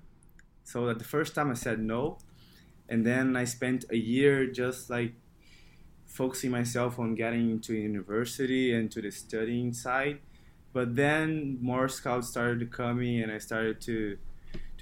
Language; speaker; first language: English; non-native, fluent; Portuguese